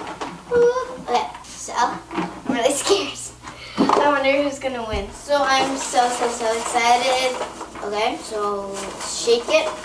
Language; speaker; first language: English; native; English